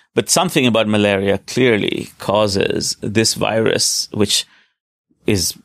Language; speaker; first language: English; non-native, local second language; Hindi